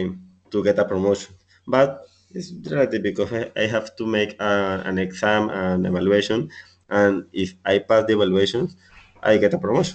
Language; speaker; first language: English; non-native, learner; Spanish